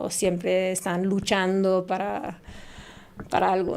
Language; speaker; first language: Spanish; non-native, fluent; English